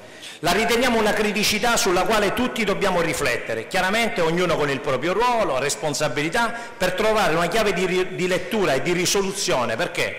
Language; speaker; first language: Italian; native; Italian